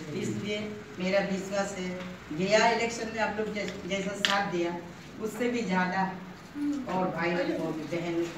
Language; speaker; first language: Hindi; non-native, local second language; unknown